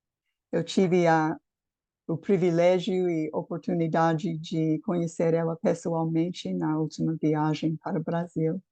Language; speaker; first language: Portuguese; non-native, fluent; English